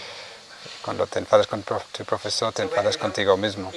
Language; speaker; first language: Spanish; non-native, fluent; Vietnamese